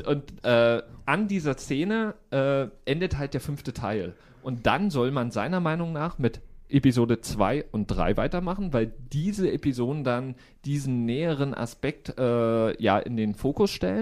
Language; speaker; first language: German; native; German